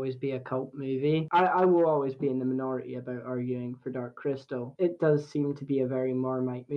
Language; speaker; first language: English; native; English